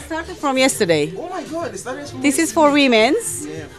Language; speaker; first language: English; non-native, learner; Greek